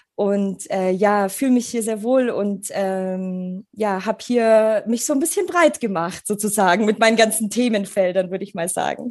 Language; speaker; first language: German; early bilingual, other home language; Polish